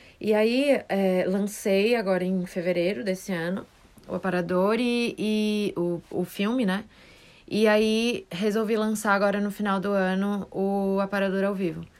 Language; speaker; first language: Portuguese; native; Portuguese